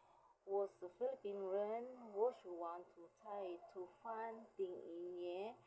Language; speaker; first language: Chinese; non-native, local second language; Filipino